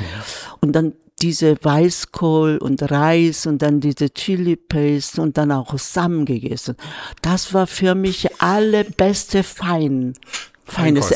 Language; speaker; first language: German; non-native, fluent; Korean